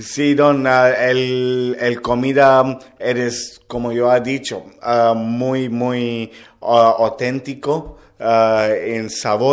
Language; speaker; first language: Spanish; non-native, learner; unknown